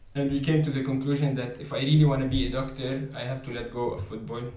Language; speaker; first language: English; non-native, fluent; Arabic